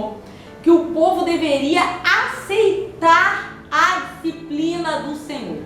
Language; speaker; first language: Portuguese; native; Portuguese